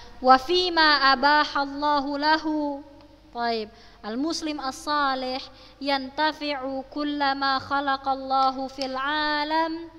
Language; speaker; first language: Arabic; non-native, fluent; Indonesian